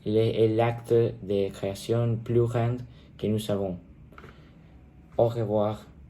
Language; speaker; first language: French; non-native, learner; Spanish